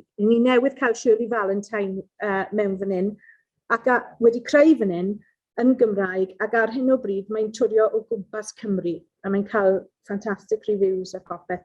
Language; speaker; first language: Welsh; non-native, local second language; English